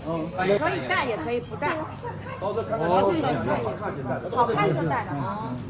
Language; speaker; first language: Chinese; non-native, learner; Mongolian